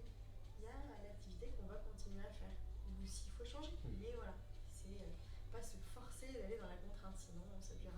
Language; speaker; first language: French; native; French